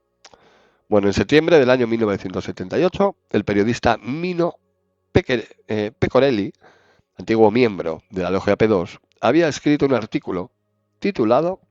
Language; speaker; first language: Spanish; native; Spanish